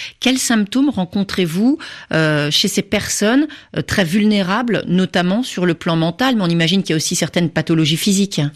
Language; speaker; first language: French; native; French